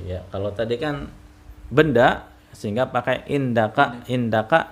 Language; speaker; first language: Indonesian; native; Indonesian